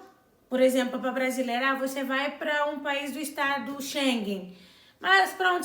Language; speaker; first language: Portuguese; non-native, local second language; Kabuverdianu